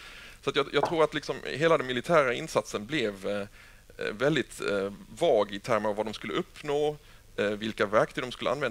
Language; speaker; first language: Swedish; native; Swedish